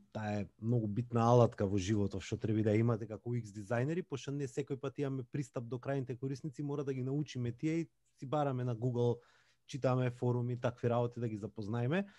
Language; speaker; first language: Macedonian; native; Macedonian